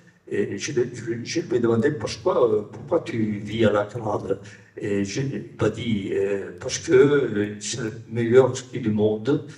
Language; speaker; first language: French; non-native, fluent; Italian